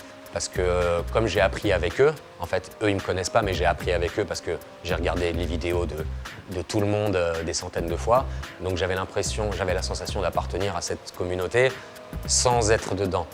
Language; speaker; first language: French; native; French